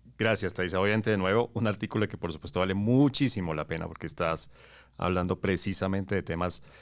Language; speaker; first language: Spanish; native; Spanish